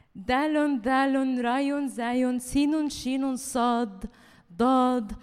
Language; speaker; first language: Arabic; early bilingual, heritage; Arabic